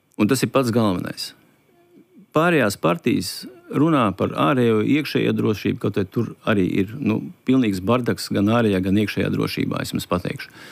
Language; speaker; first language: Latvian; native; Latvian